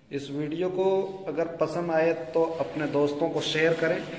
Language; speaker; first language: Hindi; native; Hindi